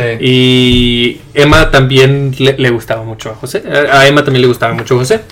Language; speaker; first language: Spanish; early bilingual, heritage; Spanish